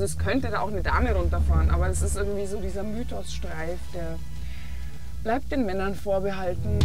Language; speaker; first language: German; native; German